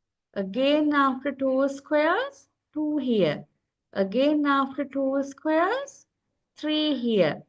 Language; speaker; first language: English; non-native, local second language; Sinhala